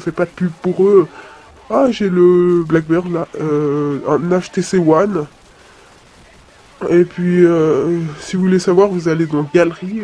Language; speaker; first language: French; native; French